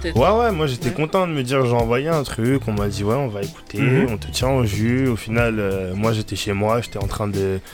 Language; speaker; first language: French; native; French